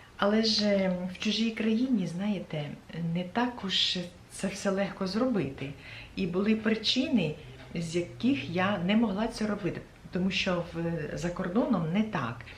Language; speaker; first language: Ukrainian; native; Ukrainian